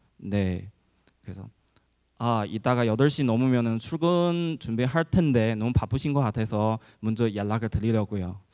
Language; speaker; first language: Korean; non-native, fluent; Chinese